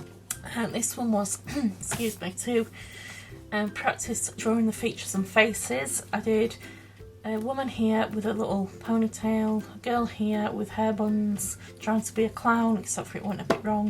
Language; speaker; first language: English; native; English